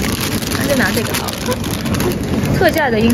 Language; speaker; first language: Chinese; native; Chinese